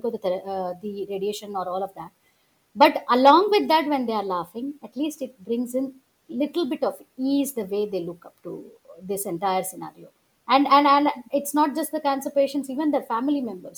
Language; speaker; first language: English; non-native, local second language; Gujarati